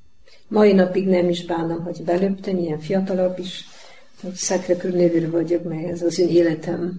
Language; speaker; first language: Hungarian; non-native, learner; Polish